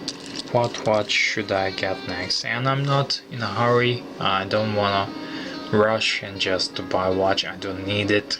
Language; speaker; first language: English; non-native, fluent; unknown